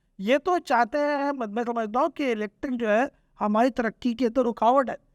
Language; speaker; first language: Urdu; native; Urdu